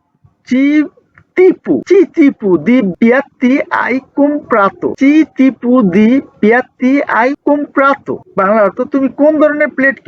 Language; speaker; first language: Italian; non-native, learner; Bangla